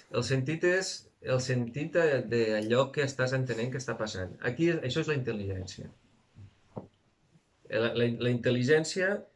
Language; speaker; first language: Catalan; native; Catalan